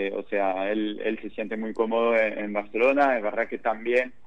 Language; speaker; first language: Spanish; non-native, fluent; French